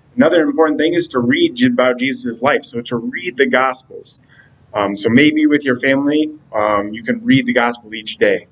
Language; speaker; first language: English; native; English